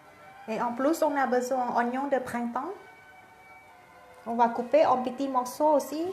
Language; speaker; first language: French; non-native, learner; Thai